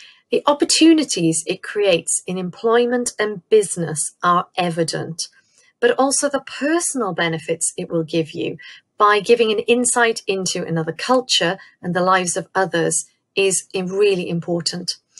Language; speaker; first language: English; native; English